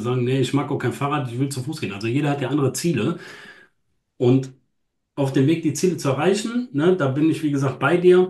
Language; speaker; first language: German; native; German